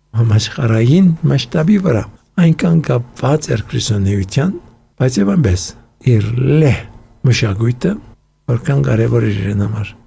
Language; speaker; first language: Armenian; early bilingual, heritage; Armenian